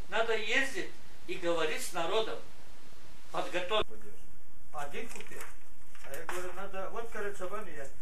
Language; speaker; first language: Russian; non-native, local second language; Gagauz